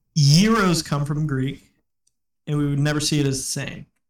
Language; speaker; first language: English; native; English